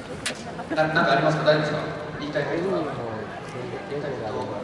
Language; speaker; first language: Japanese; native; Japanese